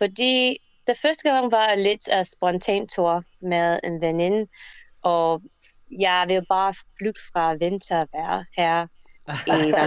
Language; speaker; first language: Danish; non-native, learner; English